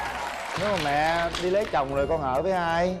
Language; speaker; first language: Vietnamese; native; Vietnamese